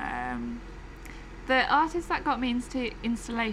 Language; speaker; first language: English; native; English